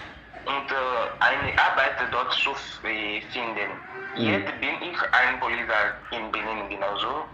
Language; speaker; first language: German; non-native, learner; French